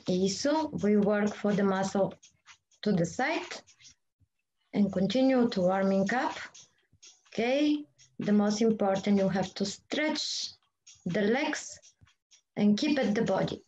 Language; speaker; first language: English; non-native, learner; Bulgarian